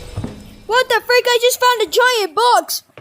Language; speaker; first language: English; native; English